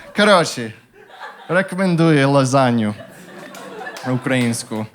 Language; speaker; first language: Ukrainian; non-native, fluent; English